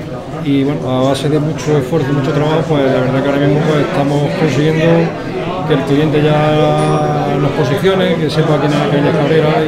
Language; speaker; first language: Spanish; native; Spanish